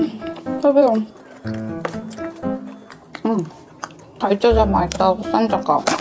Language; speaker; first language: Chinese; non-native, learner; Korean